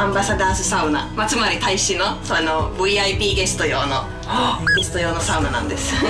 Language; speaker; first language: Japanese; non-native, fluent; Finnish